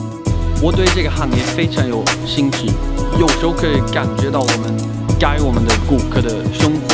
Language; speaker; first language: Chinese; non-native, fluent; Swedish